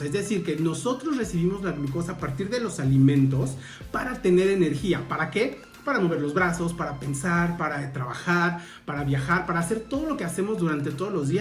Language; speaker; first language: Spanish; native; Spanish